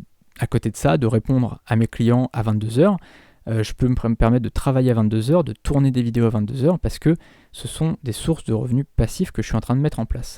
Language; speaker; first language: French; native; French